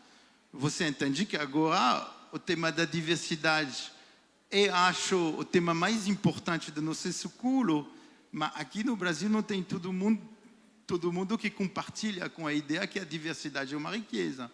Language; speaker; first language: Portuguese; non-native, fluent; French